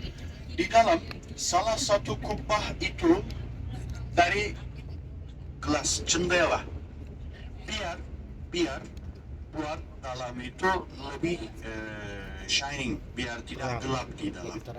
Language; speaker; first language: Indonesian; non-native, fluent; Turkish